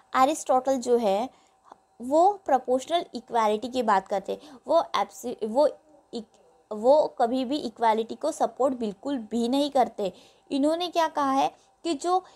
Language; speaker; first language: Hindi; non-native, local second language; Marathi